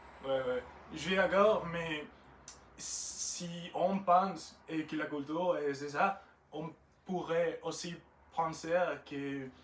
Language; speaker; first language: French; non-native, learner; Spanish